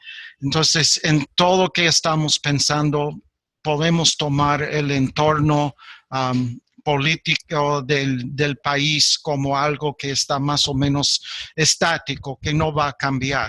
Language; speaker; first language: Spanish; non-native, fluent; English